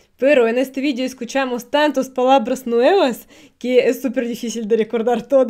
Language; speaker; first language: Spanish; non-native, fluent; Russian